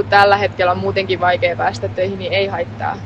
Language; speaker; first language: Finnish; native; Finnish